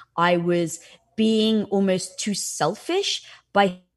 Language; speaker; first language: English; native; English